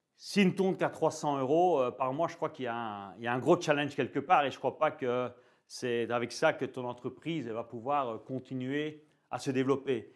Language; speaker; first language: French; native; French